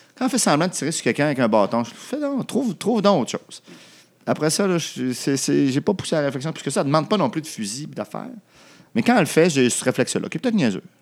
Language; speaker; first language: French; native; French